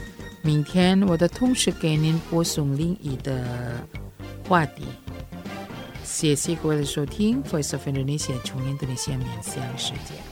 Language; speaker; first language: Chinese; non-native, fluent; Indonesian